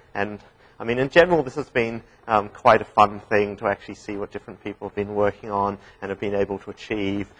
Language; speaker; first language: English; native; English